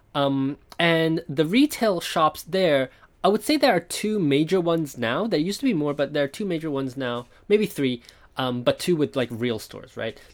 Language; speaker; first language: English; non-native, fluent; Chinese